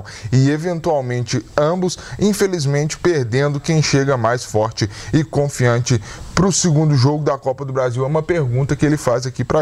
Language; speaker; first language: Portuguese; native; Portuguese